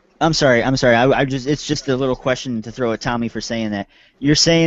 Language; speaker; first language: English; native; English